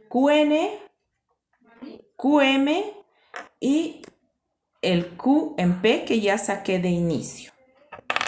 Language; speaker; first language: Spanish; native; Spanish